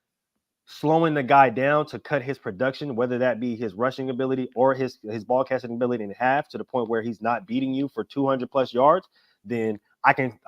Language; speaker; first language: English; native; English